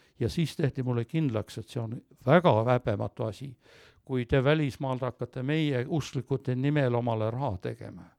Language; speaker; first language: Estonian; early bilingual, heritage; Estonian